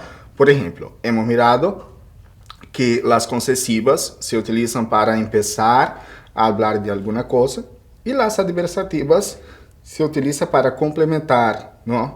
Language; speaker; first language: Spanish; non-native, fluent; Portuguese